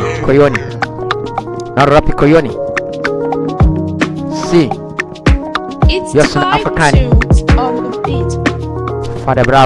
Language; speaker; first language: Italian; non-native, learner; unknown